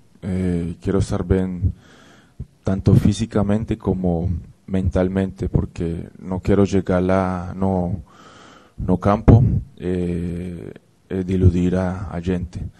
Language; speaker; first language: Portuguese; non-native, fluent; Spanish